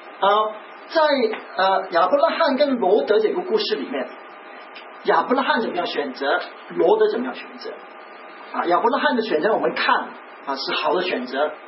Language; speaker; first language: Chinese; native; Chinese